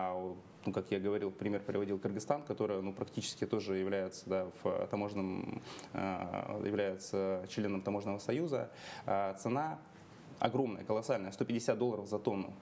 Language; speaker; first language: Russian; native; Russian